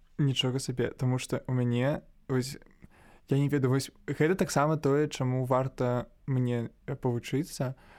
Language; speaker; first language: Belarusian; native; Belarusian